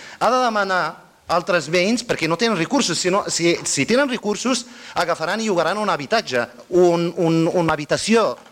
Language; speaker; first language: Catalan; non-native, fluent; Arabic